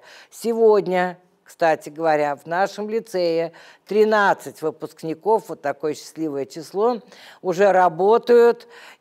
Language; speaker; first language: Russian; native; Russian